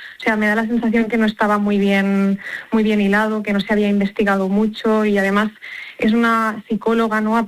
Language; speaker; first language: Spanish; native; Spanish